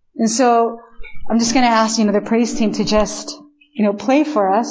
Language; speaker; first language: English; non-native, fluent; Spanish